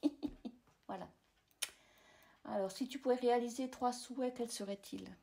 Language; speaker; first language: French; native; French